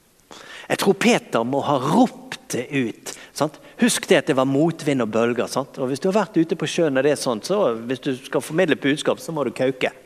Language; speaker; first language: Norwegian; native; Norwegian